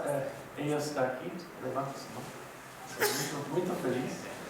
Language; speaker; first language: Portuguese; non-native, fluent; English